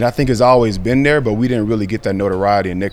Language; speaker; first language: English; native; English